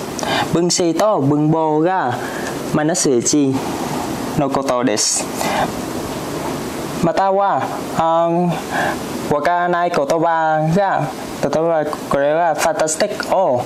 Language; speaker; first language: Japanese; non-native, learner; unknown